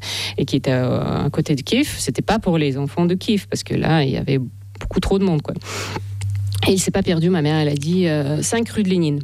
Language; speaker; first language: French; non-native, fluent; Russian